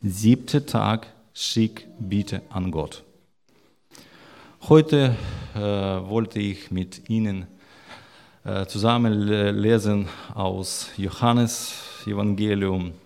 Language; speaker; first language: German; non-native, learner; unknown